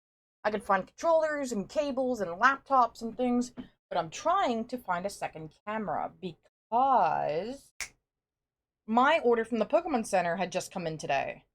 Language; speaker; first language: English; native; English